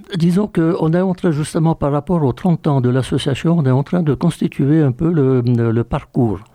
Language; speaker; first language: French; early bilingual, other home language; Polish